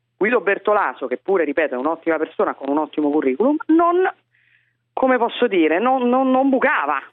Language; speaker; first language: Italian; native; Italian